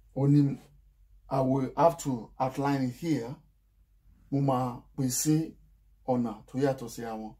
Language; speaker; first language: English; non-native, local second language; Yoruba